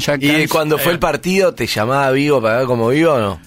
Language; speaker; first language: Spanish; native; Spanish